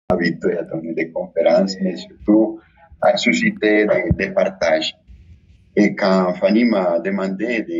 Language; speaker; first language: French; non-native, fluent; Spanish